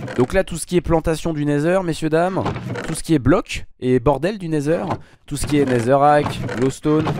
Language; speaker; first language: French; native; French